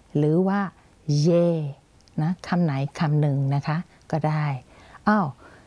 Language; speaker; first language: Thai; non-native, fluent; Burmese